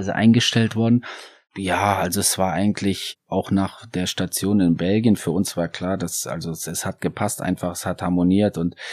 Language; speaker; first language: German; native; German